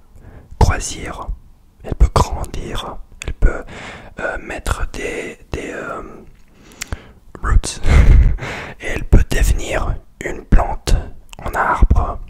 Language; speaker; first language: French; non-native, learner; English